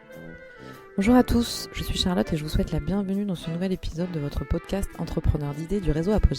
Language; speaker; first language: French; native; French